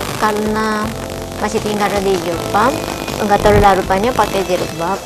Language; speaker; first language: Indonesian; non-native, learner; Japanese